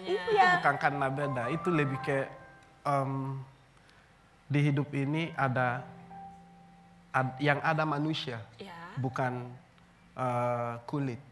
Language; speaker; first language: Indonesian; non-native, fluent; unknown